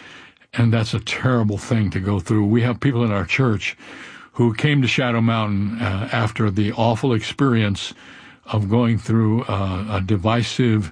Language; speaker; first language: English; native; English